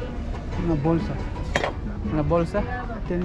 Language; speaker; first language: Spanish; non-native, learner; Filipino